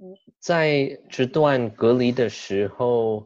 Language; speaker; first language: Chinese; non-native, fluent; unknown